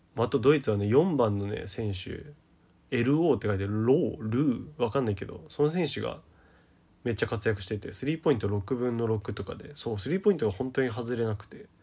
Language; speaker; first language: Japanese; native; Japanese